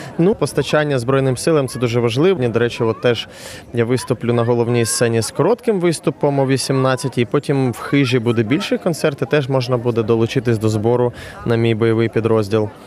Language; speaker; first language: Ukrainian; non-native, local second language; Russian